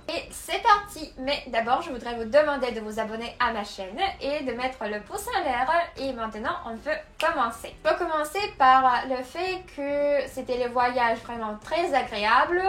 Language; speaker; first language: French; non-native, fluent; Russian